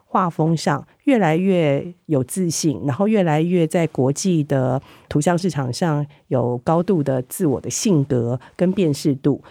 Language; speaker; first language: Chinese; native; Chinese